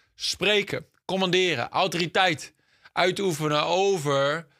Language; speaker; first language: Dutch; non-native, fluent; English